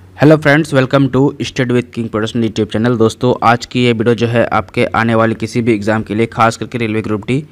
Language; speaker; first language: Hindi; native; Hindi